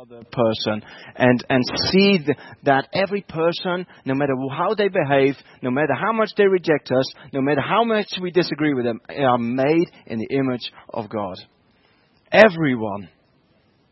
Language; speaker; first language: English; non-native, fluent; Dutch